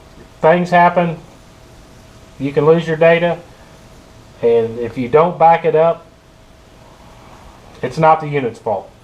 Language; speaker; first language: English; native; English